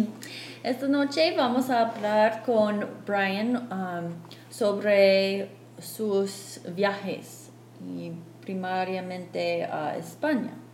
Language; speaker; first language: Spanish; non-native, fluent; English